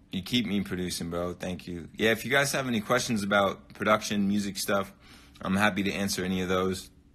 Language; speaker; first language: English; native; English